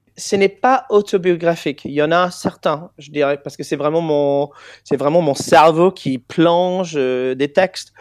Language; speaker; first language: French; non-native, fluent; English